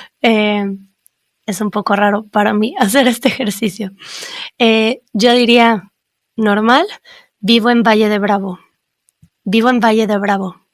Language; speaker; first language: Spanish; native; Spanish